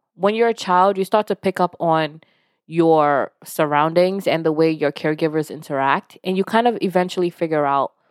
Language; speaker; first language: English; early bilingual, other home language; Yoruba